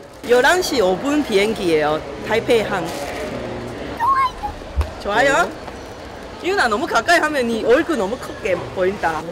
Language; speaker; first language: Korean; non-native, learner; Chinese